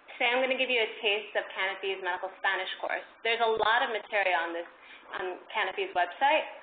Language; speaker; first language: English; early bilingual, other home language; Spanish